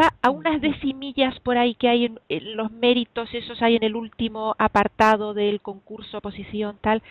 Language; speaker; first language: Spanish; native; Spanish